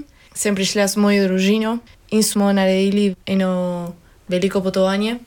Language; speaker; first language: Slovenian; early bilingual, heritage; Spanish